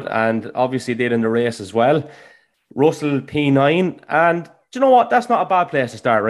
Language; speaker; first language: English; native; English